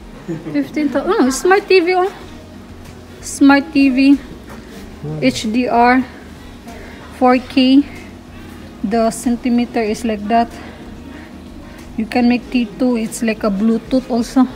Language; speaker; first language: English; non-native, learner; Filipino